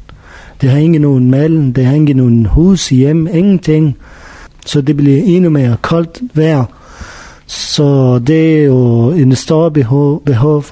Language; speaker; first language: Danish; non-native, learner; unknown